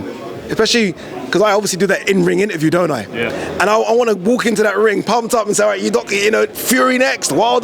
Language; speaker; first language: English; native; English